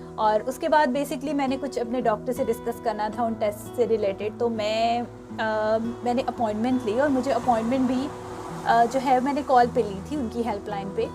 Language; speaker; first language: Urdu; non-native, local second language; Punjabi